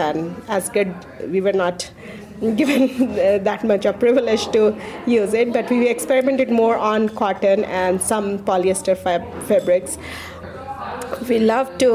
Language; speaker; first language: English; non-native, local second language; Hindi